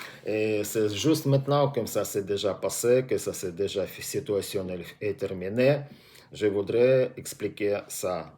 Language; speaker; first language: French; non-native, learner; Russian